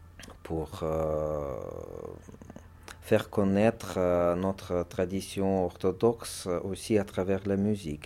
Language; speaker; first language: French; non-native, fluent; Russian